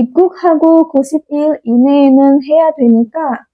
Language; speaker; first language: Korean; non-native, fluent; Indonesian